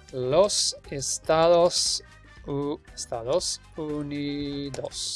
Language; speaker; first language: Spanish; non-native, fluent; English